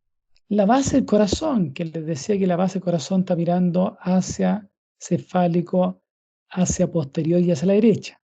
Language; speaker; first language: Spanish; native; Spanish